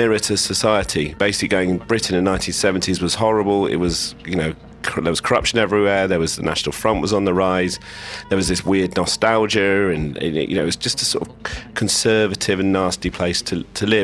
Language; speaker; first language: English; native; English